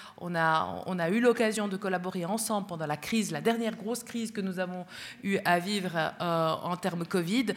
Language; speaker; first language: French; early bilingual, other home language; Spanish